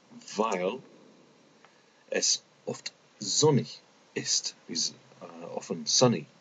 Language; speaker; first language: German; non-native, fluent; English